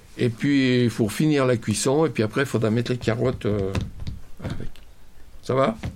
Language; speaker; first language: French; native; French